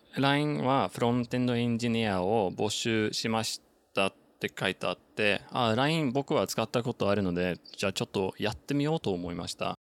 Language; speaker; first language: Japanese; non-native, fluent; Norwegian